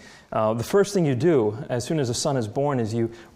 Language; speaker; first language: English; native; English